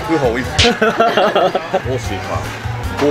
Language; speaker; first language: Chinese; non-native, learner; Japanese